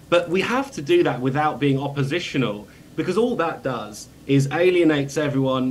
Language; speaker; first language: English; native; English